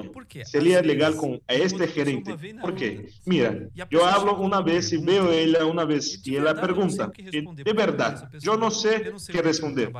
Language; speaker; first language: Spanish; non-native, learner; Portuguese